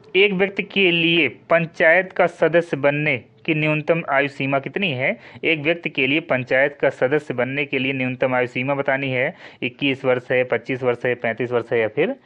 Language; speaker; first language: Hindi; native; Hindi